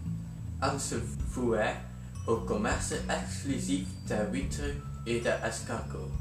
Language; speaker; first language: French; non-native, learner; Dutch